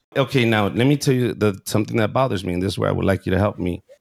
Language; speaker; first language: English; early bilingual, other home language; Spanish